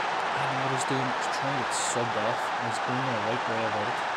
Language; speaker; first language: English; native; English